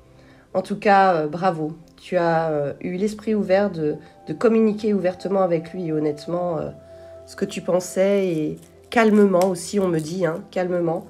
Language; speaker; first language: French; native; French